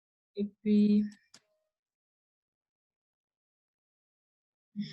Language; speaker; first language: French; non-native, local second language; Haitian Creole